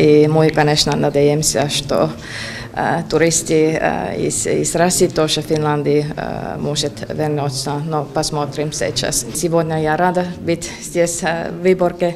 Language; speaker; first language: Russian; non-native, learner; Finnish